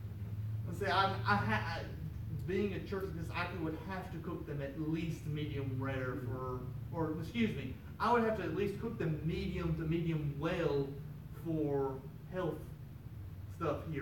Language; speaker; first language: English; native; English